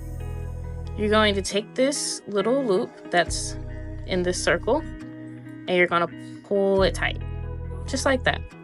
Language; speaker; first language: English; native; English